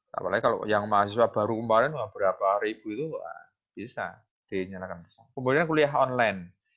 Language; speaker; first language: Indonesian; non-native, local second language; Javanese